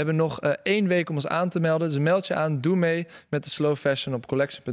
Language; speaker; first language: Dutch; native; Dutch